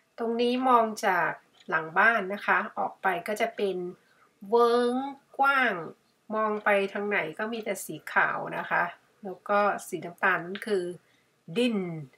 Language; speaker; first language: Thai; native; Thai